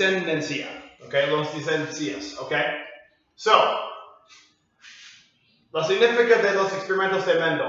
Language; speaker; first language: Spanish; non-native, learner; English